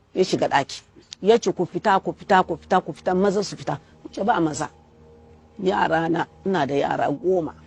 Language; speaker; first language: Hausa; non-native, local second language; Kanuri